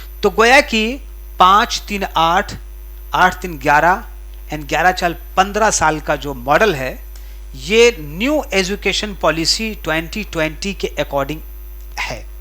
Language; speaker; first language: Urdu; native; Urdu